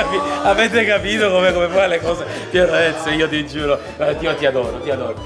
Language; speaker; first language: Italian; native; Italian